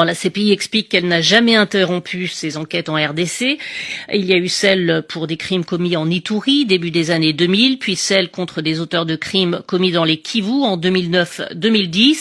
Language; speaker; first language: French; native; French